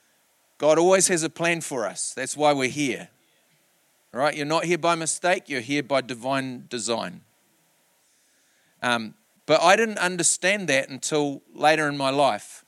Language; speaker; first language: English; native; English